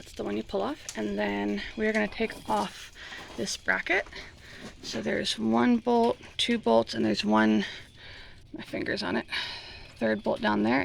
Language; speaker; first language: English; native; English